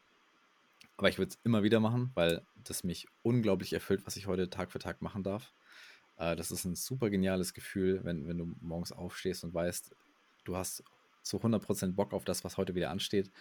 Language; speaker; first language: German; native; German